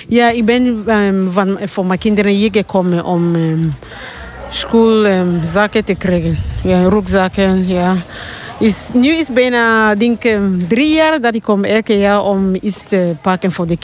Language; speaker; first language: Dutch; non-native, learner; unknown